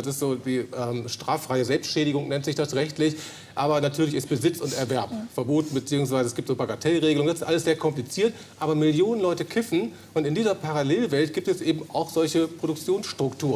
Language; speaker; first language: German; native; German